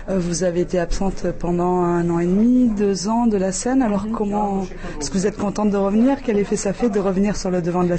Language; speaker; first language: French; native; French